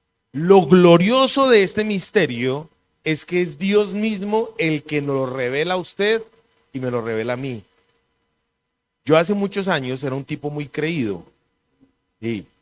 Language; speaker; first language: Spanish; native; Spanish